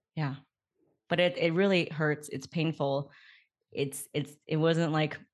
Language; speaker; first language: English; native; English